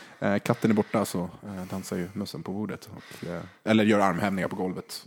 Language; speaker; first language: Swedish; native; Swedish